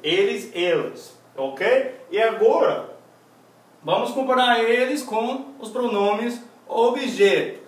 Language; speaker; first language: Portuguese; non-native, fluent; English